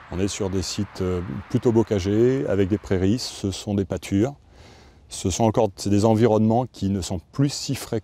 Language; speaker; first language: French; native; French